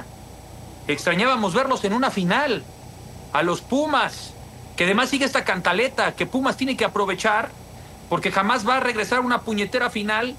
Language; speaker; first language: Spanish; native; Spanish